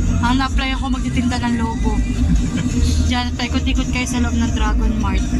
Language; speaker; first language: Filipino; native; Filipino